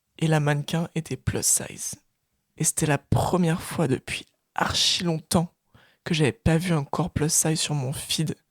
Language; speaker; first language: French; native; French